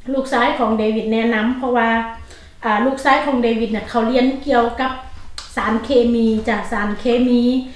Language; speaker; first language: Thai; native; Thai